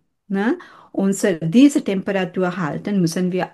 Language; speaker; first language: German; non-native, learner; Sinhala